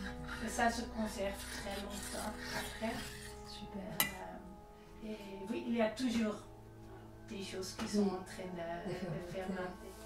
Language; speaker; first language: French; non-native, fluent; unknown